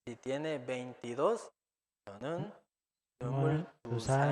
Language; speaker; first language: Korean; non-native, fluent; Spanish